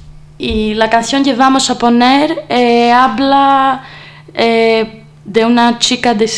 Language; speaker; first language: Spanish; non-native, learner; Greek